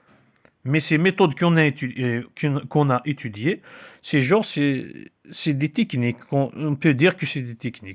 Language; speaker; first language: French; non-native, local second language; Kabyle